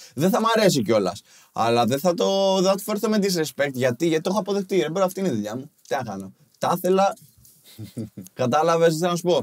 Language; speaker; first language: Greek; early bilingual, other home language; Albanian